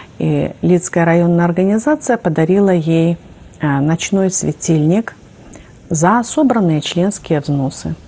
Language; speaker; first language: Russian; native; Russian